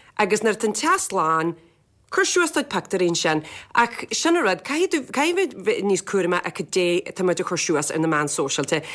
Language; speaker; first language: Irish; native; Irish